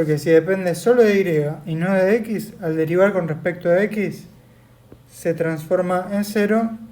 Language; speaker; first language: Spanish; native; Spanish